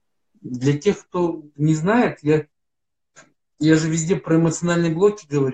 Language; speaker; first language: Russian; native; Russian